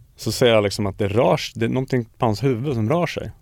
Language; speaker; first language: Swedish; native; Swedish